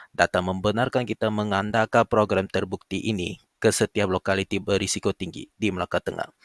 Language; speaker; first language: Malay; non-native, local second language; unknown